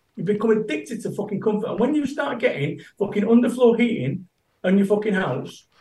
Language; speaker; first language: English; native; English